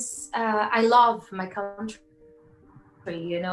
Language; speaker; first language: English; non-native, learner; Portuguese